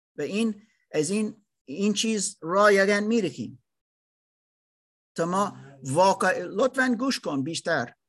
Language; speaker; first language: Persian; non-native, learner; German